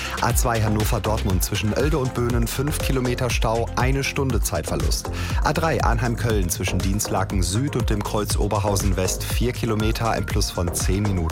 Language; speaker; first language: German; native; German